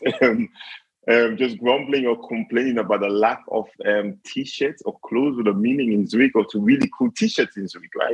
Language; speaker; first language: English; non-native, local second language; Krio